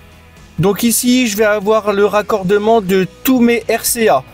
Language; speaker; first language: French; native; French